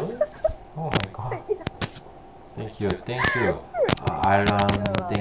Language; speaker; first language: English; non-native, learner; Korean